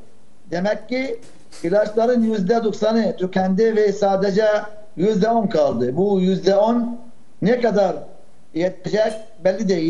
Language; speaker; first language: Turkish; non-native, fluent; Arabic